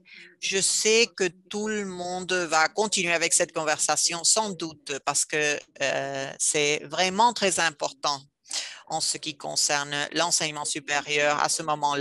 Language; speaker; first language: French; non-native, fluent; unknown